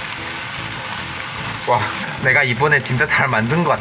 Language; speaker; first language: Korean; non-native, fluent; Chinese